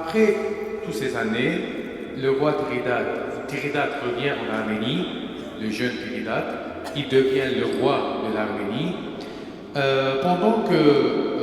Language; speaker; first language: French; non-native, fluent; Armenian